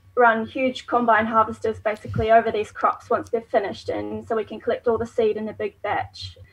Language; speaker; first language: English; native; English